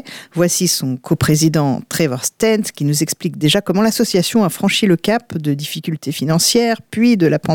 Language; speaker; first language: French; native; French